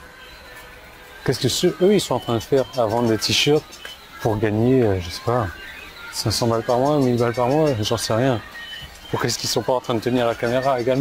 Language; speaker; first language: French; native; French